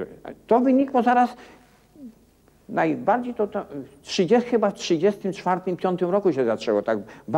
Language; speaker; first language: Polish; native; Polish